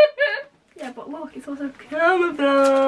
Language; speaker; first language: English; native; English